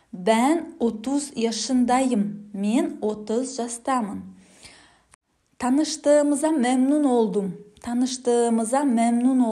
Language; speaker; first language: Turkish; non-native, fluent; Kazakh